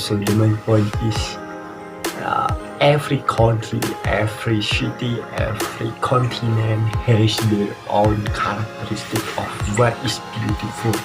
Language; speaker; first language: English; non-native, learner; Indonesian